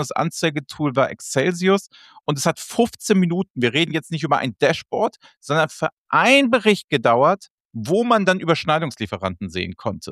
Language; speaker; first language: German; native; German